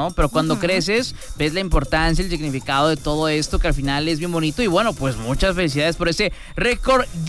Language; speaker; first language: Spanish; native; Spanish